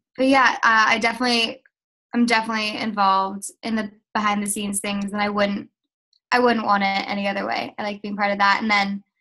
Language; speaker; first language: English; native; English